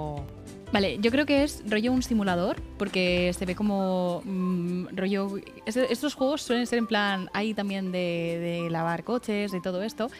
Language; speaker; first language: Spanish; native; Spanish